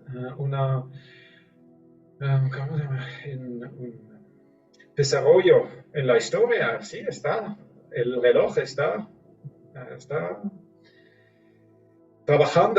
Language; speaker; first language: Spanish; non-native, fluent; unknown